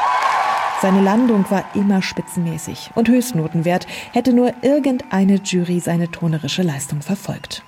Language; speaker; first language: German; native; German